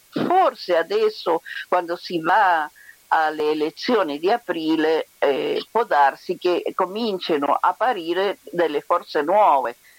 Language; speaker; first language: Italian; non-native, fluent; Spanish